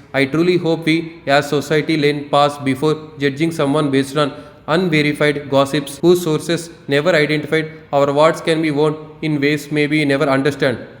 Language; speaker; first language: English; non-native, local second language; Telugu